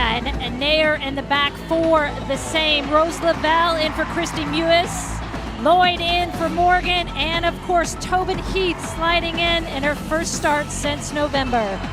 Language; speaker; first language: English; native; English